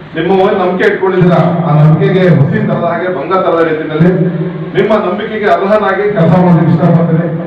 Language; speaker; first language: Kannada; non-native, local second language; Marathi